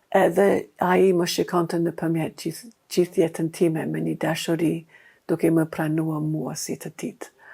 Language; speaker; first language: Albanian; non-native, fluent; English